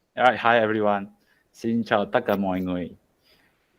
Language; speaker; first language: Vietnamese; non-native, learner; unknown